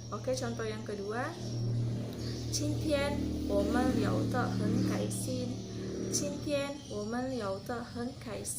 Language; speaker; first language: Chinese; non-native, learner; Indonesian